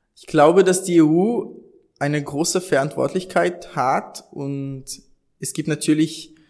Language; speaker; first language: German; non-native, fluent; Portuguese